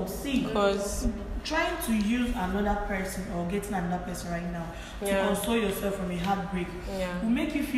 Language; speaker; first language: English; non-native, local second language; Igbo